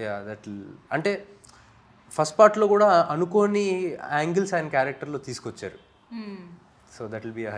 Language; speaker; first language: Telugu; native; Telugu